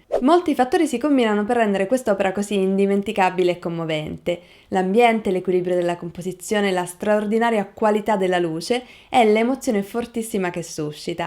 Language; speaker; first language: Italian; native; Italian